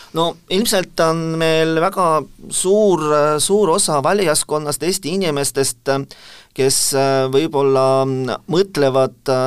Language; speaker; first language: Estonian; non-native, local second language; Russian